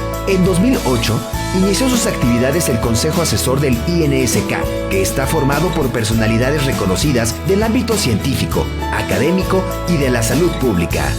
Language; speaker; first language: Spanish; native; Spanish